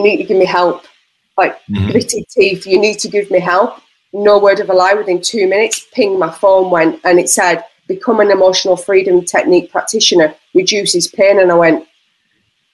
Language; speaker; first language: English; native; English